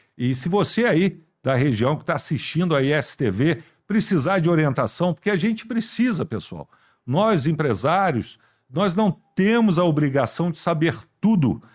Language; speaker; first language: Portuguese; native; Portuguese